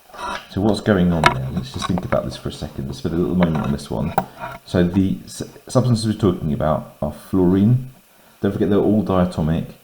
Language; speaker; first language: English; native; English